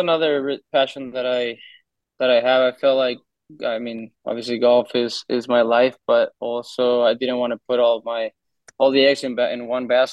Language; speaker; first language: English; non-native, fluent; Spanish